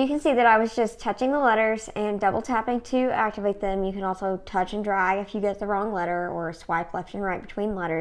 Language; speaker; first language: English; native; English